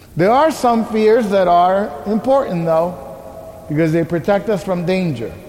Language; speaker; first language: English; early bilingual, other home language; Spanish